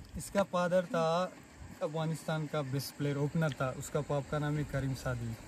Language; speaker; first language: Hindi; non-native, fluent; Pashto